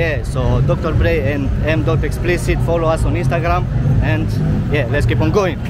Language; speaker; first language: English; non-native, fluent; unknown